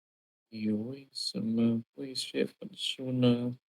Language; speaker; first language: Chinese; non-native, learner; Indonesian